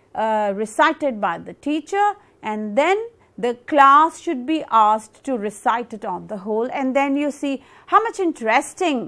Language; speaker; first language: English; non-native, local second language; Punjabi